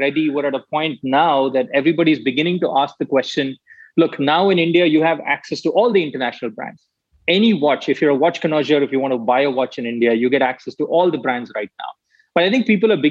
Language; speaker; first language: English; non-native, local second language; Tamil